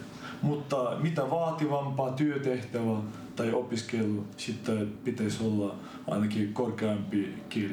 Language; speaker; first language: Finnish; non-native, fluent; Ukrainian